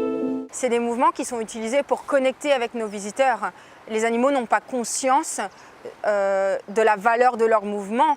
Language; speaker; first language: French; native; French